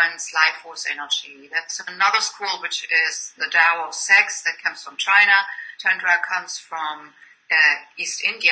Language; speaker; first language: English; non-native, fluent; German